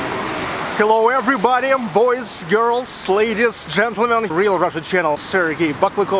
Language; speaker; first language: English; non-native, fluent; Russian